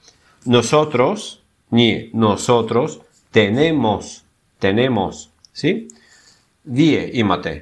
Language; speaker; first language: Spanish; non-native, fluent; Bulgarian